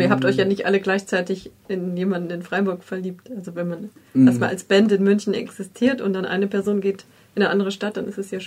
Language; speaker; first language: German; native; German